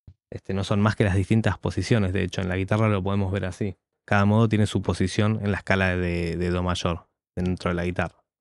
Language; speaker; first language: Spanish; native; Spanish